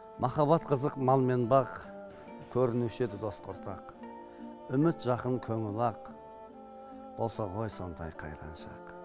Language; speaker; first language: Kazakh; native; Kazakh